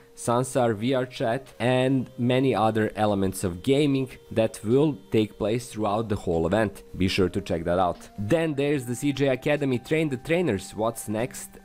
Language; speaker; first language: English; non-native, fluent; Serbian